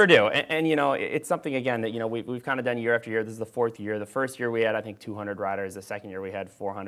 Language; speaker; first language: English; native; English